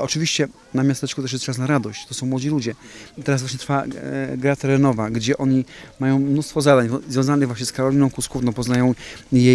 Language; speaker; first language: Polish; native; Polish